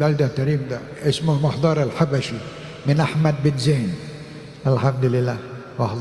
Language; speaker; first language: Arabic; non-native, fluent; Indonesian